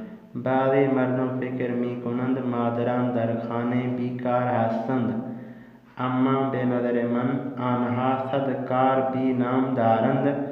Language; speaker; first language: Persian; non-native, fluent; Urdu